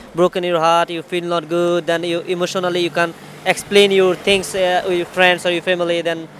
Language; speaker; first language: English; non-native, local second language; Bangla